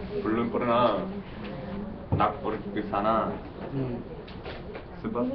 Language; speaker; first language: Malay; non-native, learner; Korean